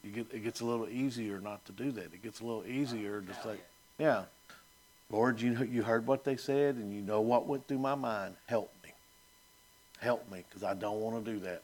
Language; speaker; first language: English; native; English